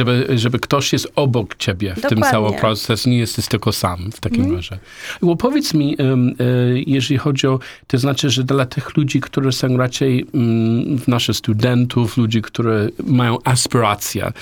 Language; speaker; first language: Polish; non-native, learner; English